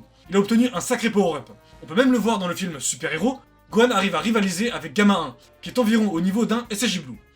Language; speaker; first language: French; native; French